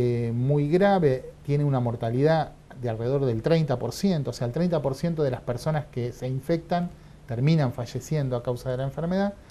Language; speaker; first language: Spanish; native; Spanish